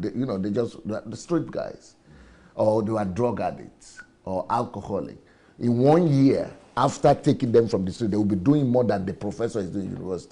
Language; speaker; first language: English; non-native, local second language; Yoruba